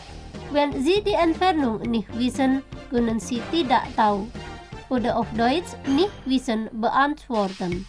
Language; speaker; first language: German; non-native, fluent; Indonesian